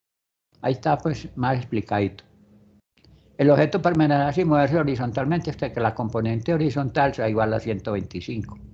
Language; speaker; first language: Spanish; native; Spanish